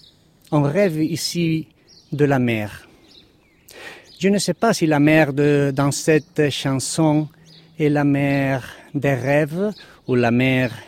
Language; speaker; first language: French; non-native, fluent; Spanish